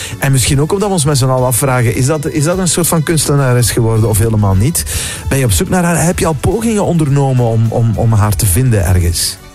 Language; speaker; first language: Dutch; native; Dutch